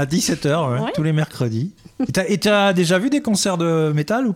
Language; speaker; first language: French; native; French